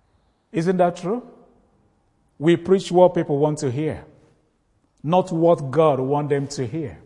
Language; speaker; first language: English; non-native, local second language; Igbo